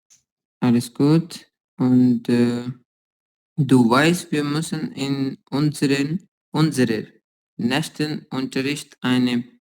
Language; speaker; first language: German; non-native, learner; Urdu